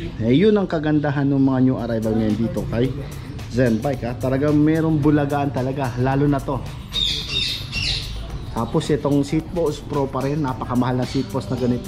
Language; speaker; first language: Filipino; native; Filipino